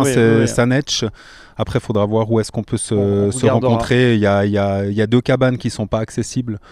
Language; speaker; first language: French; native; French